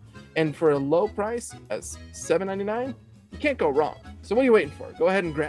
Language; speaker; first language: English; native; English